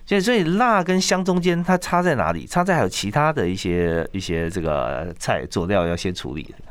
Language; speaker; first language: Chinese; native; Chinese